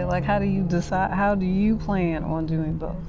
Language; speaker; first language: English; native; English